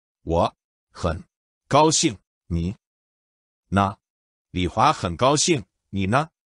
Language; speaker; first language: Chinese; non-native, learner; English